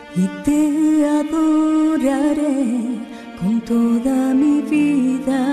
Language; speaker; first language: Spanish; native; Spanish